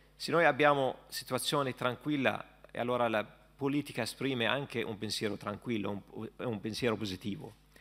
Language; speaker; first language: Italian; non-native, fluent; Arabic